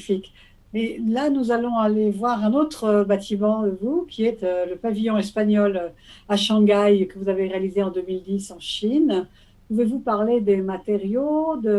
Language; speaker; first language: French; native; French